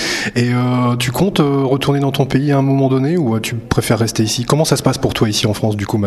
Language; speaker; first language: French; native; French